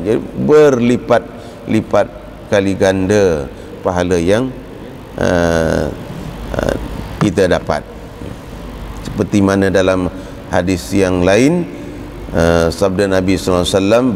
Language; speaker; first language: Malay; native; Malay